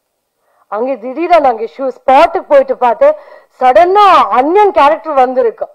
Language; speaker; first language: Tamil; non-native, learner; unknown